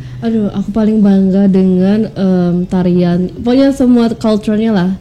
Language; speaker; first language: Indonesian; early bilingual, heritage; Indonesian